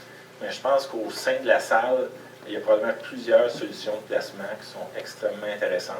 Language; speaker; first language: French; native; French